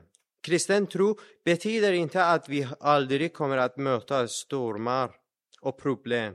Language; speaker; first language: Swedish; non-native, fluent; Persian